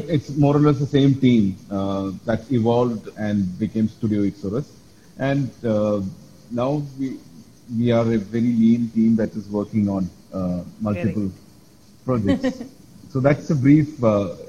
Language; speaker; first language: English; non-native, local second language; Malayalam